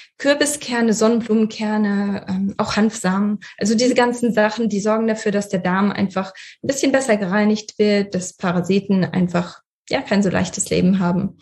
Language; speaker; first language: German; early bilingual, other home language; Russian